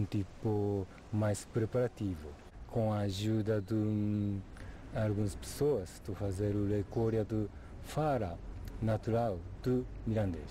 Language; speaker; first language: Portuguese; non-native, fluent; Japanese